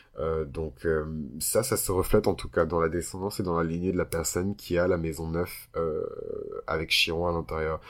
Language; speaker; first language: French; early bilingual, other home language; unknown